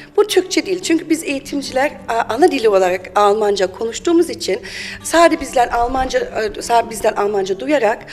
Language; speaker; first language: Turkish; early bilingual, heritage; German